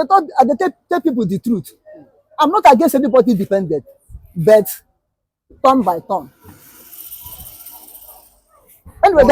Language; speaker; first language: English; non-native, local second language; Igbo